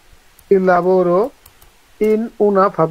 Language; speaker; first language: Italian; non-native, learner; Bangla